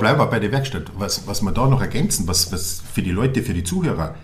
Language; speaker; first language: German; native; German